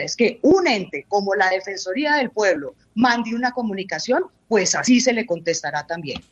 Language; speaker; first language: Spanish; native; Spanish